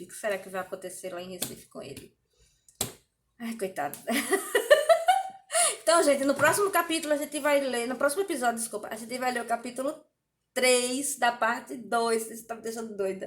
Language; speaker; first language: Portuguese; native; Portuguese